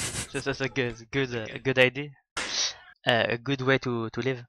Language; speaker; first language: English; non-native, learner; French